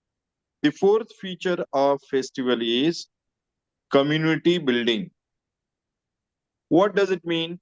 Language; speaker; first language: English; non-native, local second language; Marathi